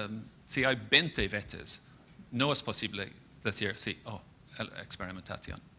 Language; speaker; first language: Spanish; non-native, fluent; English